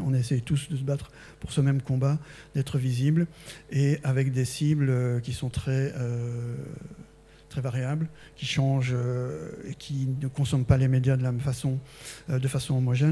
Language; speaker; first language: French; native; French